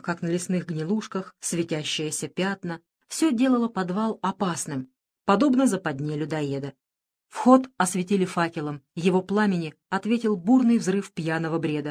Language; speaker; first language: Russian; native; Russian